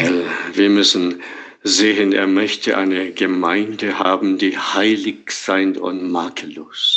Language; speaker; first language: German; non-native, fluent; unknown